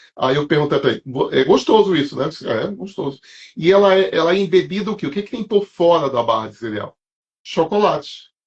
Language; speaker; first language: Portuguese; native; Portuguese